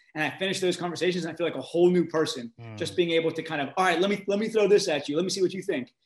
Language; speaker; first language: English; native; English